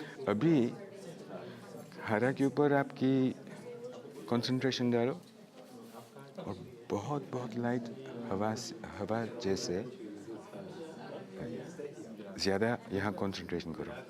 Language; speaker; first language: Hindi; non-native, learner; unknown